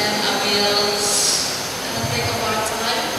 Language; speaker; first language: English; non-native, learner; Indonesian